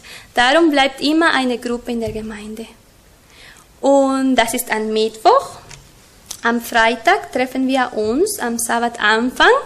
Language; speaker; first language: German; non-native, learner; Spanish